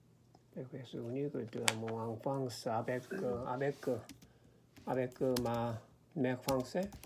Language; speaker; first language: French; non-native, learner; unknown